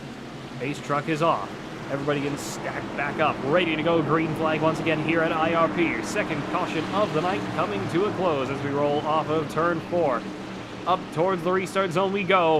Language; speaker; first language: English; native; English